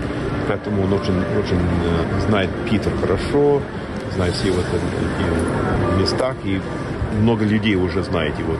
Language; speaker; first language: Russian; non-native, fluent; English